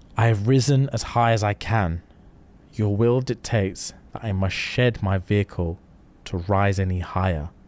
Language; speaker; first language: English; native; English